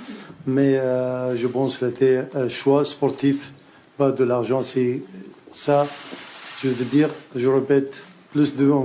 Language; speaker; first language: French; non-native, learner; Arabic